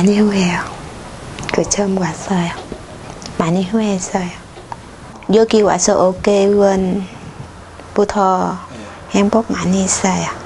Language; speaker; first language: Korean; non-native, learner; Vietnamese